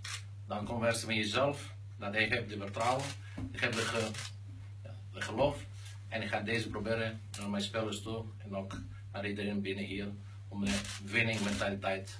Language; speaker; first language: Dutch; non-native, learner; Greek